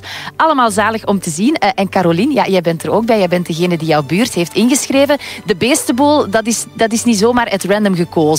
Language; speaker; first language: Dutch; native; Dutch